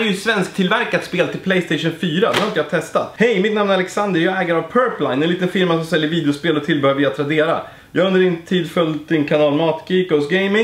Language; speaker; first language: Swedish; native; Swedish